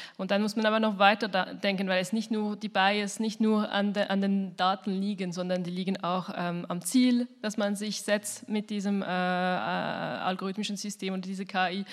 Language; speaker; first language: German; non-native, fluent; French